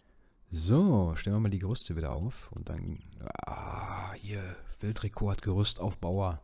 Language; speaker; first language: German; native; German